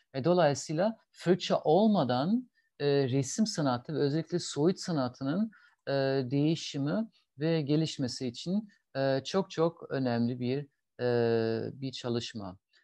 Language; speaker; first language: Turkish; non-native, fluent; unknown